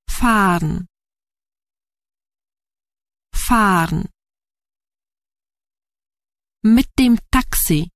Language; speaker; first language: German; non-native, learner; Ukrainian